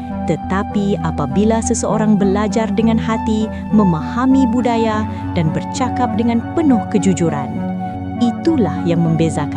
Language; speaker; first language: Malay; native; Malay